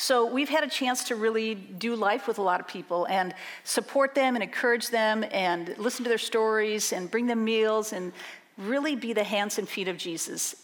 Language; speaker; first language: English; native; English